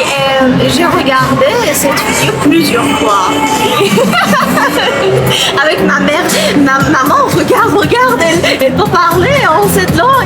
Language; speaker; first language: French; non-native, learner; Persian